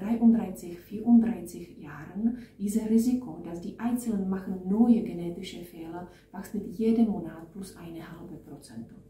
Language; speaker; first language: German; non-native, fluent; Czech